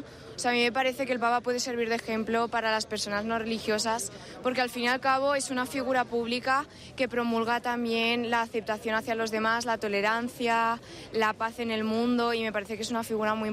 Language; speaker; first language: Spanish; native; Spanish